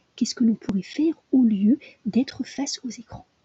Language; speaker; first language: French; native; French